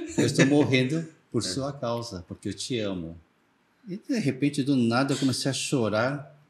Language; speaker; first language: Portuguese; early bilingual, other home language; Korean